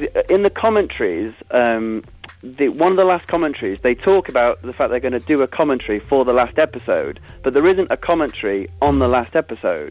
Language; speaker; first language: English; native; English